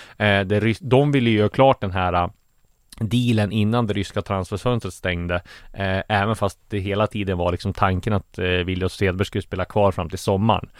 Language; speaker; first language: Swedish; native; Swedish